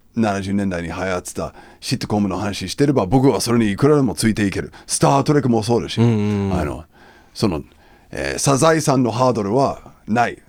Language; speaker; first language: Japanese; non-native, fluent; English